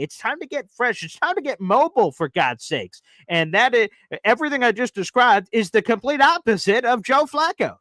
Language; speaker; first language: English; native; English